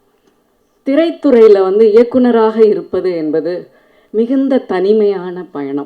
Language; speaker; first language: Tamil; native; Tamil